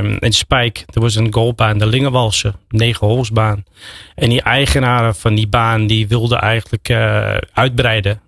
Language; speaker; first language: Dutch; non-native, fluent; English